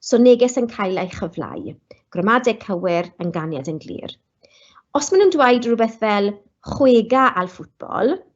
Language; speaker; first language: Welsh; non-native, local second language; English